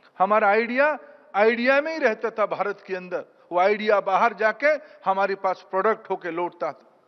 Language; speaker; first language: Hindi; non-native, local second language; Odia